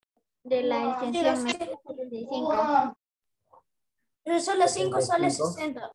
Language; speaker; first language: Spanish; native; Spanish